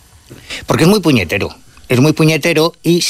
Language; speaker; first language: Spanish; native; Spanish